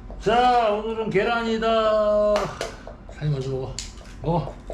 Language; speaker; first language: Korean; native; Korean